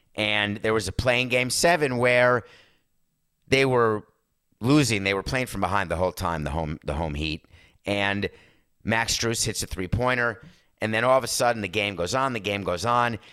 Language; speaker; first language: English; native; English